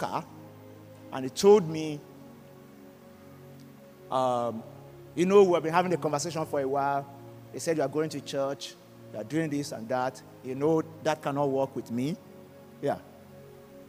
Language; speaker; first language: English; non-native, local second language; Yoruba